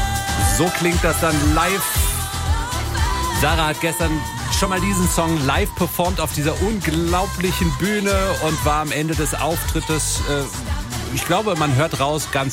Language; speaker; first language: German; native; German